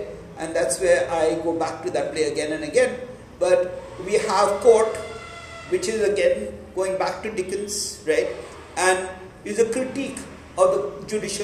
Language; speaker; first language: English; non-native, local second language; Marathi